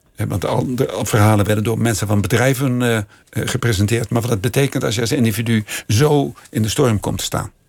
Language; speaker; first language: Dutch; native; Dutch